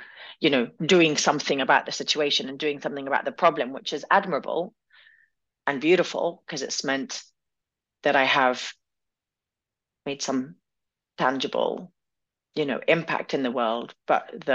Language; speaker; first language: English; early bilingual, other home language; Arabic